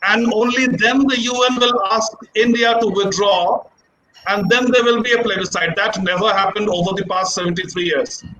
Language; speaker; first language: English; non-native, local second language; Hindi